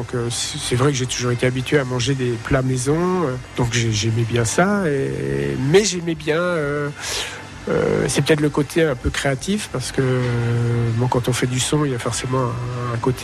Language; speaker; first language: French; native; French